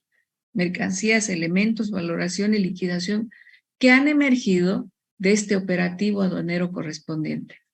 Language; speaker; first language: Spanish; native; Spanish